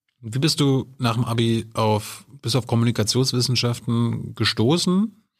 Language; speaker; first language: German; native; German